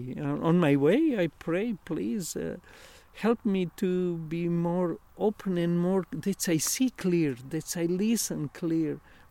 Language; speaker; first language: English; non-native, learner; Italian